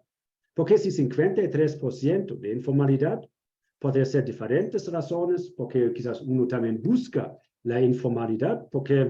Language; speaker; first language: Spanish; non-native, fluent; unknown